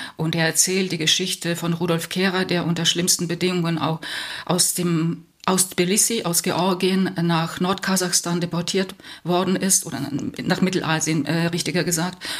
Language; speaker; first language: German; early bilingual, heritage; Plautdietsch